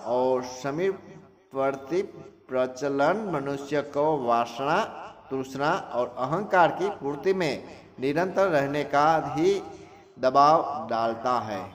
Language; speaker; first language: Hindi; non-native, local second language; Gujarati